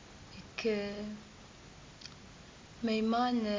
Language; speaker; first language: Dutch; non-native, learner; Arabic